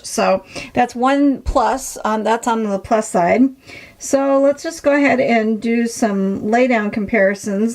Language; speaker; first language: English; native; English